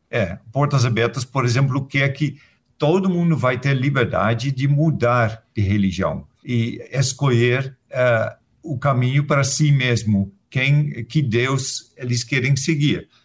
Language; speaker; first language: Portuguese; non-native, fluent; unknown